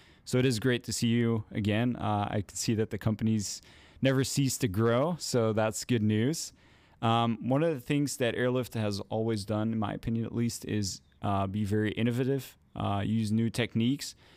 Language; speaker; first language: English; non-native, fluent; Dutch